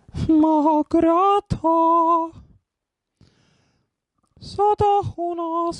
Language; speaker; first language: Italian; non-native, learner; German